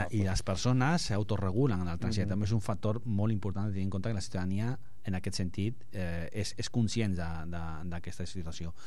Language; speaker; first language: Catalan; non-native, local second language; Spanish